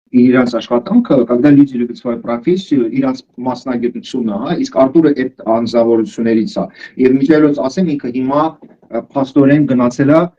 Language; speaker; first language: Armenian; early bilingual, heritage; Armenian